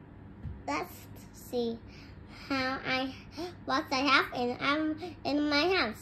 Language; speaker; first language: English; non-native, learner; Vietnamese